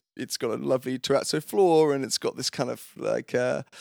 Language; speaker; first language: English; native; English